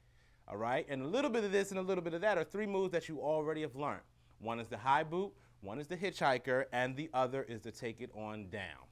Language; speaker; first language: English; native; English